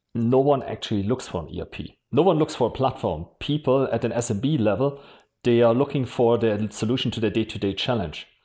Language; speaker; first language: English; non-native, fluent; German